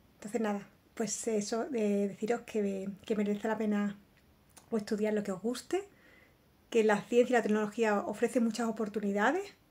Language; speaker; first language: Spanish; native; Spanish